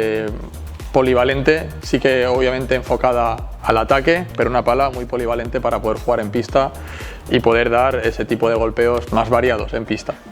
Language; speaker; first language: Spanish; native; Spanish